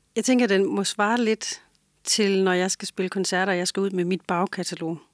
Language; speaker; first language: Danish; native; Danish